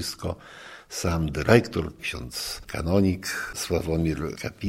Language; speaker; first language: Polish; native; Polish